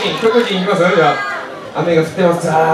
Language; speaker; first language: Japanese; native; Japanese